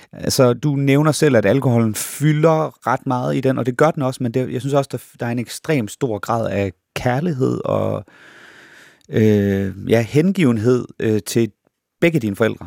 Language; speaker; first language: Danish; native; Danish